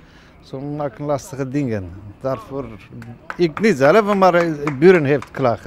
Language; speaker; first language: Dutch; non-native, learner; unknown